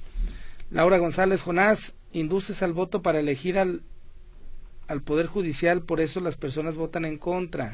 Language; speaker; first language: Spanish; native; Spanish